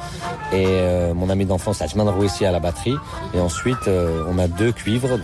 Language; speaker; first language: French; non-native, local second language; Arabic